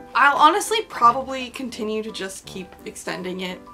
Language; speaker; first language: English; native; English